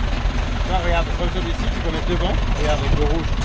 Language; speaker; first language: French; native; French